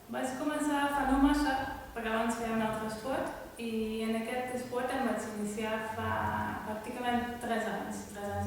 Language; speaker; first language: Catalan; non-native, fluent; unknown